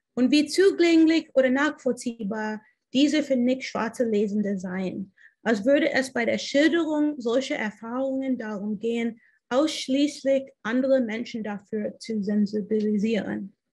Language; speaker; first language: German; non-native, fluent; English